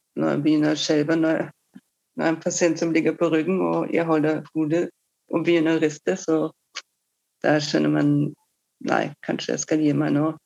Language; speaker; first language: Norwegian; non-native, fluent; German